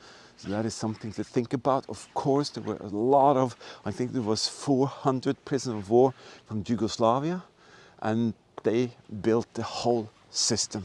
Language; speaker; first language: English; non-native, fluent; Norwegian